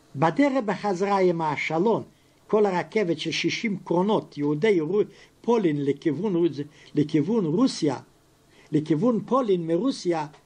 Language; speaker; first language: Hebrew; non-native, fluent; Yiddish